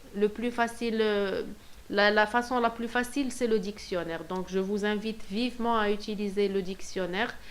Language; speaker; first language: French; non-native, local second language; Arabic